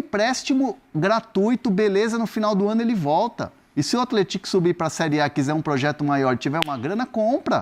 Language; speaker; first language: Portuguese; native; Portuguese